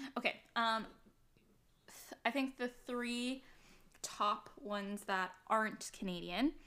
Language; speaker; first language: English; early bilingual, other home language; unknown